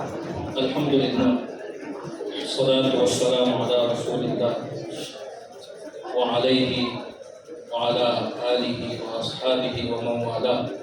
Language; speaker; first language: Arabic; non-native, fluent; Urdu